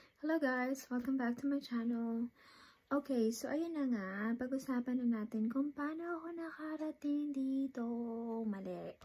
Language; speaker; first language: Filipino; non-native, local second language; Waray